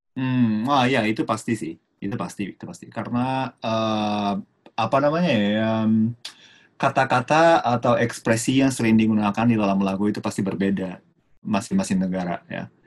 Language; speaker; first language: Indonesian; non-native, fluent; Japanese